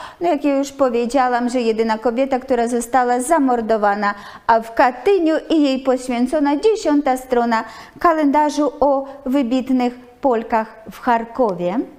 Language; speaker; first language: Polish; non-native, fluent; Ukrainian